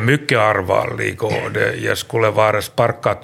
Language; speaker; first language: Swedish; non-native, learner; Finnish